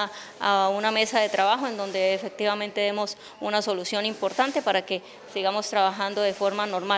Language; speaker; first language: Spanish; native; Spanish